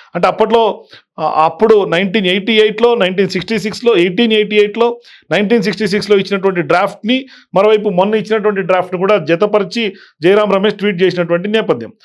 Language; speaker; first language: Telugu; native; Telugu